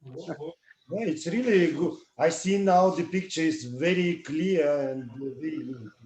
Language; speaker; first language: English; non-native, learner; Russian